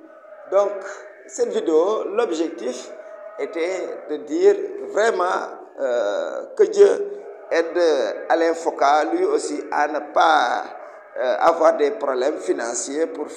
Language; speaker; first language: French; non-native, local second language; Wolof